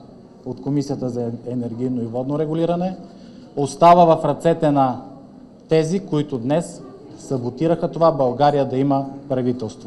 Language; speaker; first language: Bulgarian; native; Bulgarian